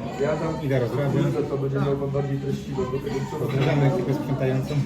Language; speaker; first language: Polish; native; Polish